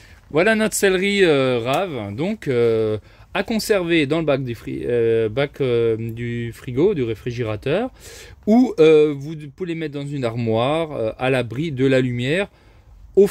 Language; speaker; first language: French; native; French